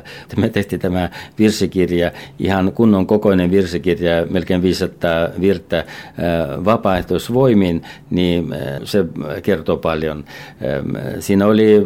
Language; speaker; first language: Finnish; non-native, fluent; Russian